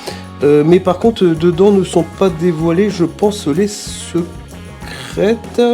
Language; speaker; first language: French; native; French